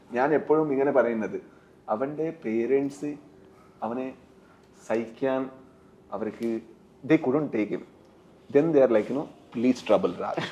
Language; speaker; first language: Malayalam; non-native, learner; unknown